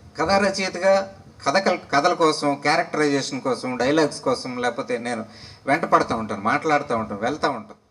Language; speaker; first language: Telugu; non-native, local second language; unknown